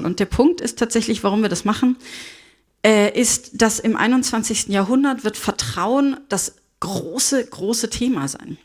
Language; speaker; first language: German; native; German